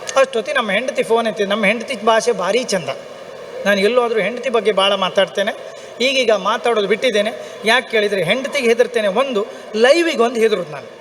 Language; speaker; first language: Kannada; native; Kannada